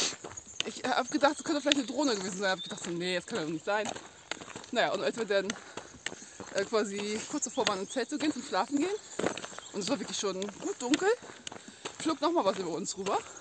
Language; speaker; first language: German; native; German